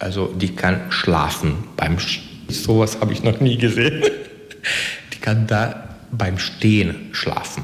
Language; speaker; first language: German; non-native, learner; Hungarian